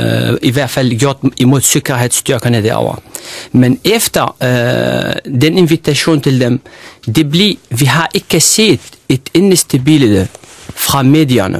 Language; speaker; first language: Danish; non-native, fluent; Arabic